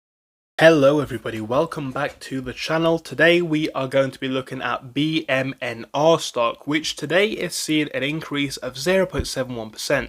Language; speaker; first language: English; native; English